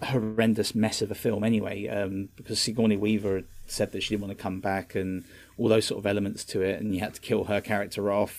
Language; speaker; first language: English; native; English